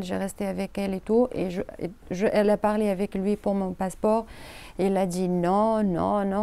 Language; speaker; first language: French; non-native, learner; Arabic